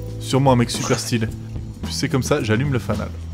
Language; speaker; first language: French; native; French